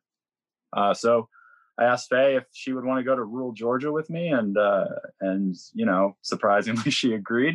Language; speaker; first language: English; native; English